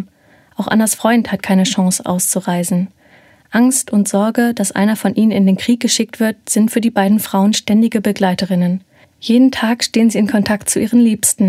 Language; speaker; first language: German; native; German